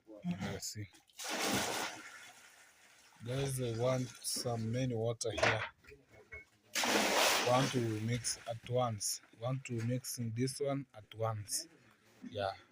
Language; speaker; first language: English; non-native, learner; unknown